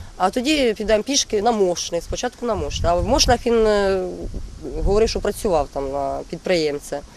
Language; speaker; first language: Ukrainian; native; Ukrainian